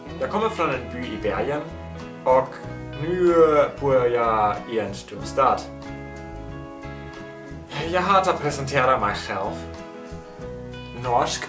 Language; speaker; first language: Swedish; non-native, learner; German